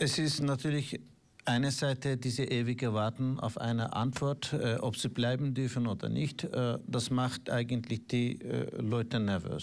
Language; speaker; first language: German; non-native, fluent; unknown